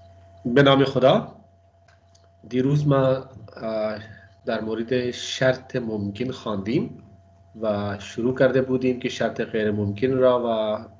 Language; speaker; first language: Persian; non-native, fluent; Urdu